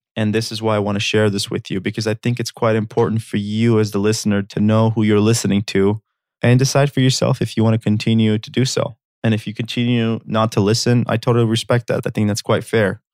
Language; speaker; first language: English; early bilingual, other home language; Armenian